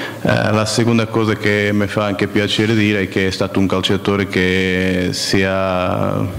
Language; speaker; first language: Italian; non-native, fluent; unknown